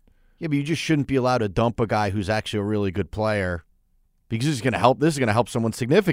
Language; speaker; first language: English; native; English